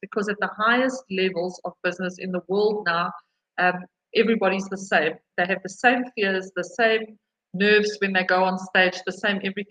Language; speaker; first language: English; native; English